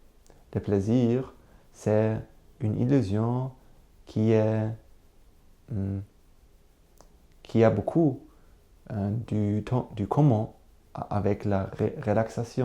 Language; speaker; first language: French; non-native, learner; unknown